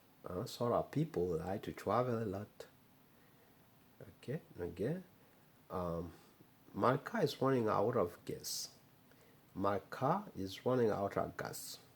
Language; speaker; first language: English; non-native, learner; Haitian Creole